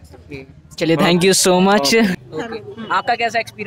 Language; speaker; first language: Hindi; native; Hindi